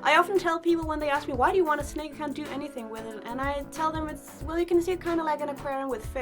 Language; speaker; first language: English; non-native, fluent; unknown